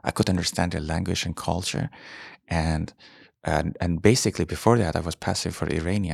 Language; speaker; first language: English; non-native, fluent; Persian